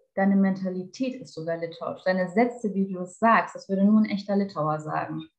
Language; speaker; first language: German; native; German